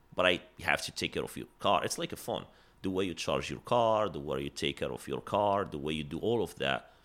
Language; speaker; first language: English; non-native, fluent; Arabic